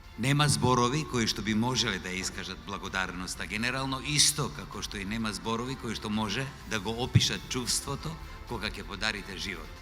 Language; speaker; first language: Macedonian; native; Macedonian